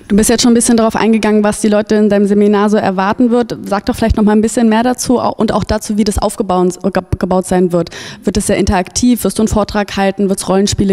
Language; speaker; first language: German; native; German